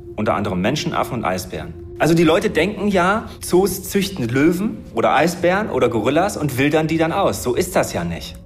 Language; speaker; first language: German; native; German